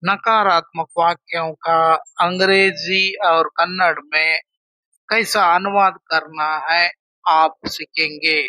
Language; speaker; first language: Hindi; non-native, local second language; Kannada